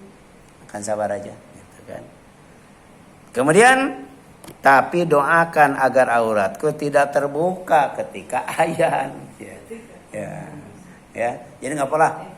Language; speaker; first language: Indonesian; native; Indonesian